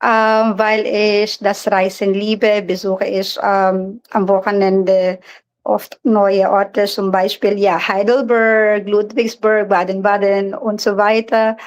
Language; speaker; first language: German; non-native, learner; Filipino